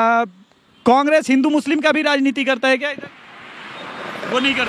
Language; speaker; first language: Hindi; native; Hindi